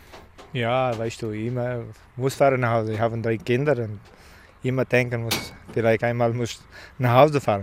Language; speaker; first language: German; non-native, learner; Romanian